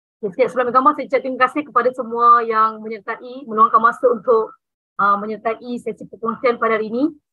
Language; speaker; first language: Malay; native; Malay